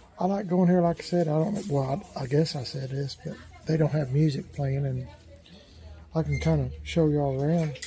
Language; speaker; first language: English; native; English